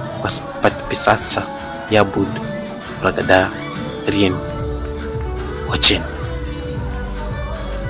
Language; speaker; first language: Russian; non-native, learner; Bemba